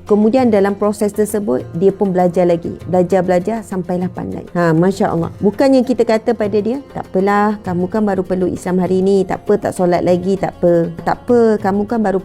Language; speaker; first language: Malay; native; Malay